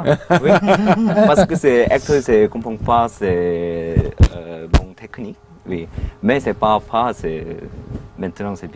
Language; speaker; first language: French; non-native, learner; Korean